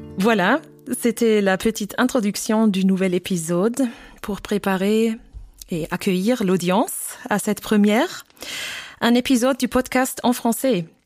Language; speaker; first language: French; non-native, fluent; German